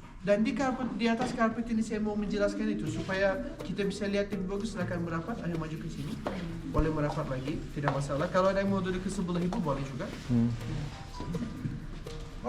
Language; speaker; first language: Indonesian; non-native, fluent; Turkish